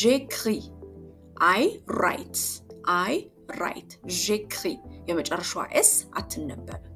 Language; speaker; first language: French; non-native, fluent; Amharic